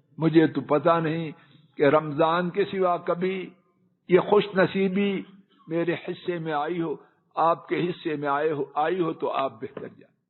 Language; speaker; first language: Urdu; non-native, local second language; Punjabi